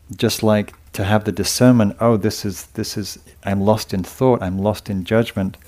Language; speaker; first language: English; native; English